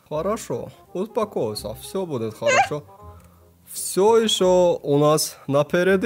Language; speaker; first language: Russian; non-native, learner; Tajik